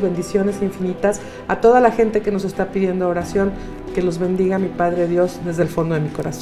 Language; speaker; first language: Spanish; native; Spanish